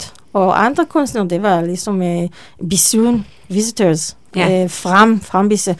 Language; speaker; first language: Danish; non-native, learner; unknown